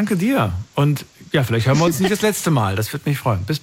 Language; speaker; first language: German; native; German